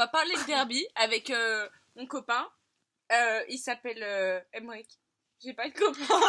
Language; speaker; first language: French; native; French